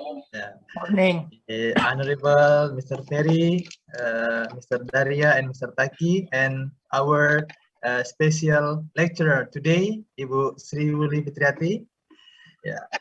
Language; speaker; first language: English; non-native, fluent; Indonesian